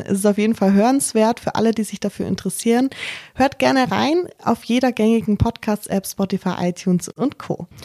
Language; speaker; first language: German; native; German